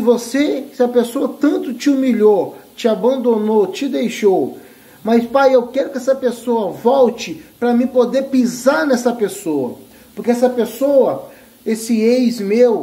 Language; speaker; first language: Portuguese; native; Portuguese